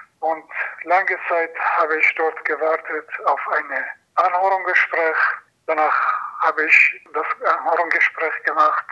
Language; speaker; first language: German; non-native, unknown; Persian